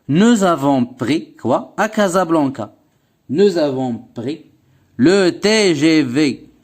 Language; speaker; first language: French; non-native, local second language; Arabic